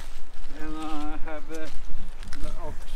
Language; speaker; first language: English; non-native, learner; Norwegian